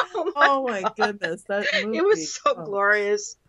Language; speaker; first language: English; native; English